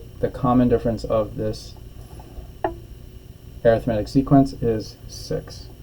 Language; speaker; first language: English; native; English